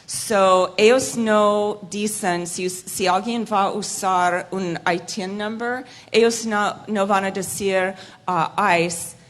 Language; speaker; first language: Spanish; non-native, fluent; English